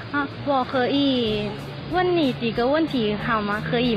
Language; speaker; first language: Chinese; non-native, learner; Thai